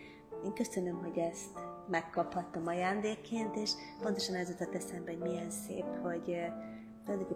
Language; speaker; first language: Hungarian; native; Hungarian